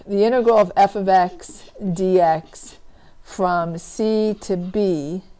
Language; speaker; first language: English; native; English